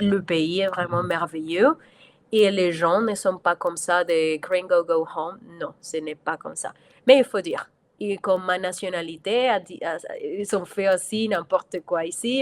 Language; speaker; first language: French; non-native, fluent; Spanish